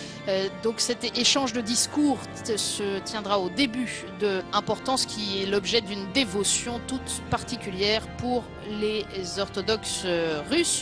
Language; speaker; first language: French; native; French